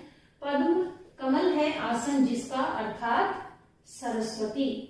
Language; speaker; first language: Hindi; native; Hindi